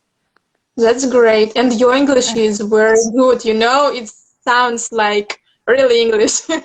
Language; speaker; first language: English; non-native, learner; Russian